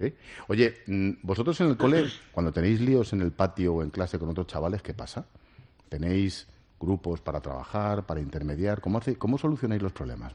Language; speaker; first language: Spanish; native; Spanish